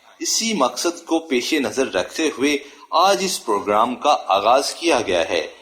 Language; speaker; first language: Urdu; non-native, local second language; Punjabi